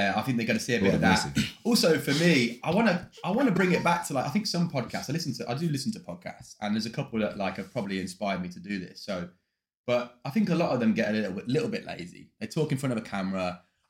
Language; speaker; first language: English; native; English